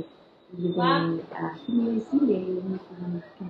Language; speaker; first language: French; non-native, learner; English